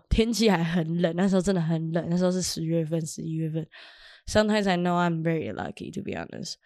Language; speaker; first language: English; non-native, fluent; Chinese